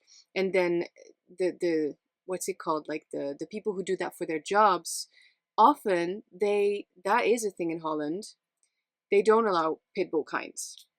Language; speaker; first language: English; non-native, fluent; Dutch